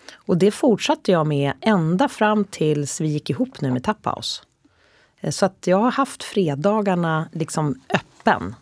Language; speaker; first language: Swedish; native; Swedish